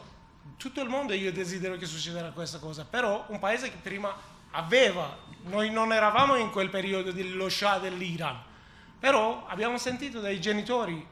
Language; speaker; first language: Italian; non-native, learner; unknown